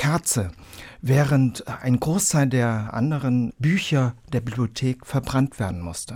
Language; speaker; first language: German; early bilingual, other home language; Vietnamese